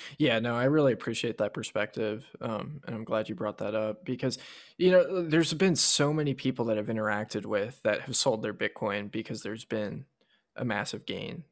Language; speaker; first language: English; native; English